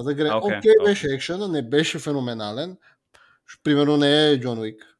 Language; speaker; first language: Bulgarian; native; Bulgarian